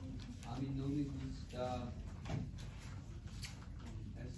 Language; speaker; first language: Spanish; non-native, learner; English